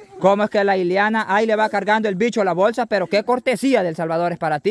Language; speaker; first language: Spanish; native; Spanish